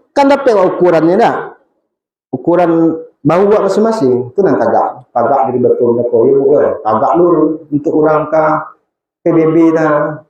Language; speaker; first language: Malay; non-native, local second language; Minangkabau